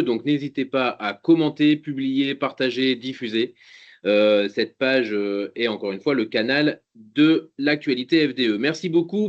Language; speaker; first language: French; native; French